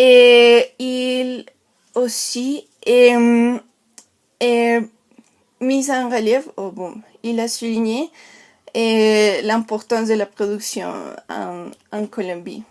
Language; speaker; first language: French; non-native, learner; Spanish